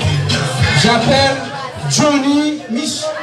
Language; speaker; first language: French; non-native, local second language; Haitian Creole